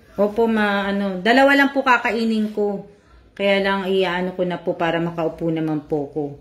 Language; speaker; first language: Filipino; native; Filipino